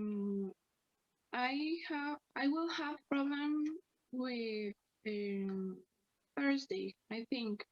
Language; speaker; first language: English; non-native, learner; Spanish